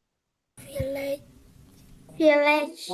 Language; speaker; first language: English; non-native, learner; Indonesian